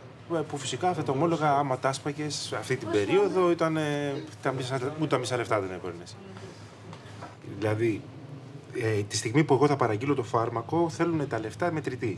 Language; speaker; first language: Greek; native; Greek